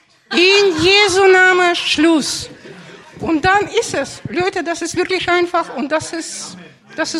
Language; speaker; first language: German; non-native, fluent; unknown